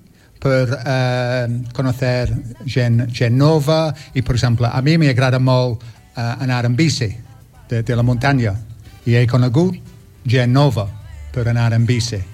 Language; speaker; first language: Catalan; non-native, learner; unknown